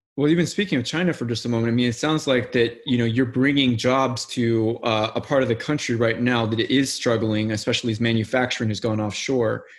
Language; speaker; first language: English; native; English